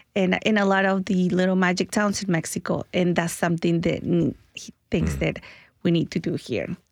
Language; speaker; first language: English; early bilingual, other home language; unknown